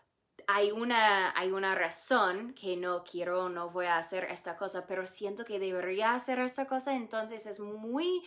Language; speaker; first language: Spanish; non-native, fluent; English